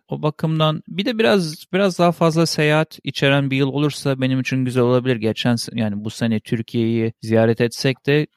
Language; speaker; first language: Turkish; native; Turkish